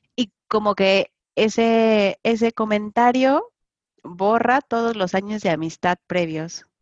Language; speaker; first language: Spanish; native; Spanish